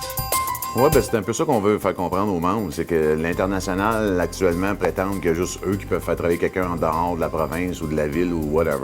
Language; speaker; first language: French; native; French